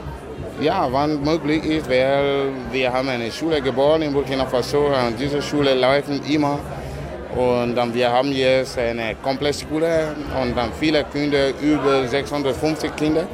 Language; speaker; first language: German; non-native, learner; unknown